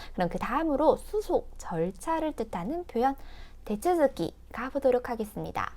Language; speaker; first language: Korean; native; Korean